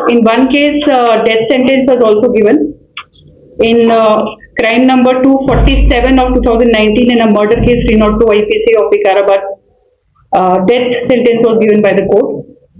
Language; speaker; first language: English; non-native, local second language; Telugu